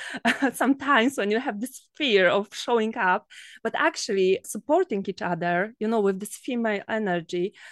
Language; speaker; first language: English; non-native, fluent; Polish